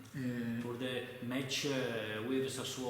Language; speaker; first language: English; non-native, learner; Italian